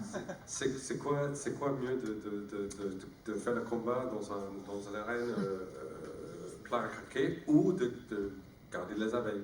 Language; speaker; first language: French; non-native, fluent; English